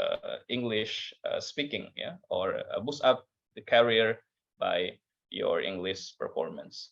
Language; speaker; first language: English; non-native, learner; Indonesian